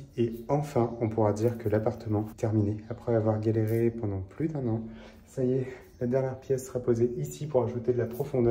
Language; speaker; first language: French; native; French